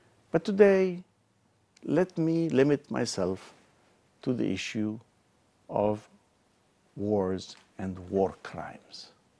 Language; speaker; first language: English; non-native, fluent; Arabic